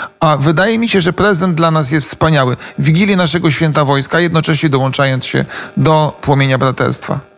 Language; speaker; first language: Polish; native; Polish